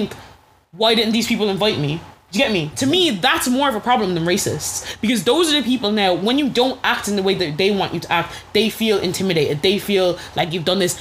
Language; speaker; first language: English; native; English